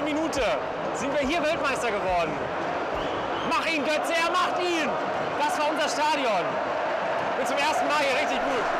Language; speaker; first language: German; native; German